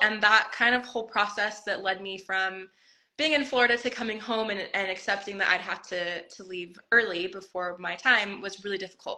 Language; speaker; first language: English; native; English